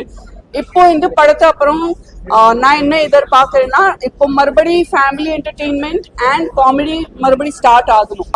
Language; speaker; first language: Tamil; non-native, fluent; Gujarati